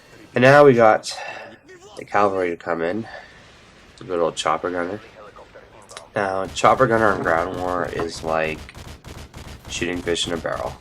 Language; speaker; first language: English; native; English